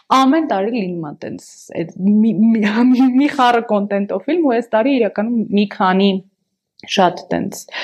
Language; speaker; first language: Armenian; native; Armenian